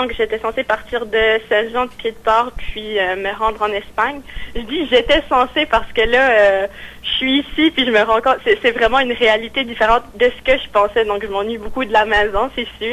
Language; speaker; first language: French; native; French